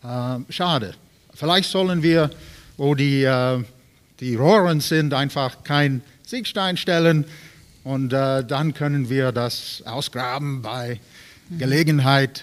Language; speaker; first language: German; non-native, learner; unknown